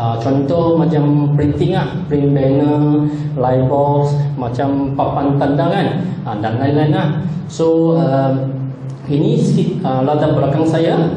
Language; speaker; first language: Malay; non-native, local second language; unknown